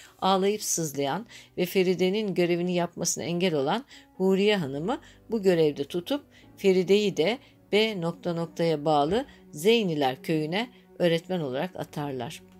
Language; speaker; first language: Turkish; native; Turkish